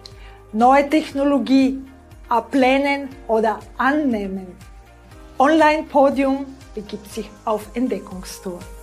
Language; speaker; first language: German; non-native, fluent; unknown